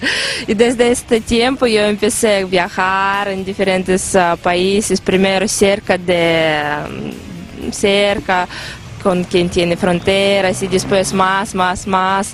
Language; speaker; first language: Spanish; non-native, learner; Russian